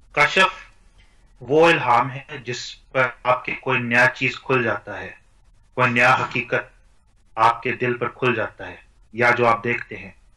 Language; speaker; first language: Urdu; early bilingual, heritage; Urdu